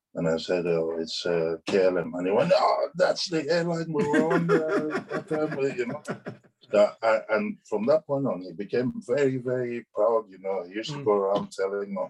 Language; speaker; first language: English; non-native, local second language; Yoruba